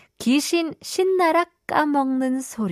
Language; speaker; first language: Korean; native; Korean